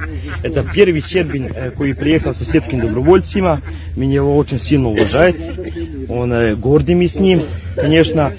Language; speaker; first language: Russian; non-native, learner; Serbian